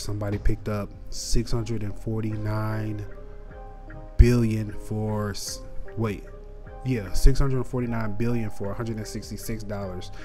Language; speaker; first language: English; native; English